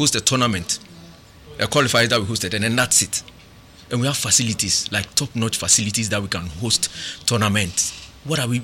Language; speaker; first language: English; non-native, local second language; Akan